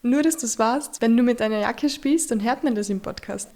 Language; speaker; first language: German; native; German